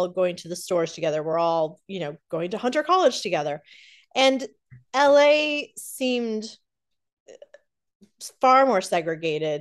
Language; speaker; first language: English; native; English